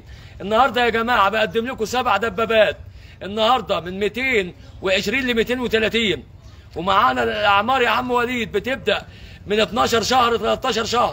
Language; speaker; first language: Arabic; native; Arabic